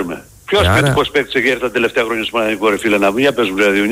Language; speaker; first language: Greek; native; Greek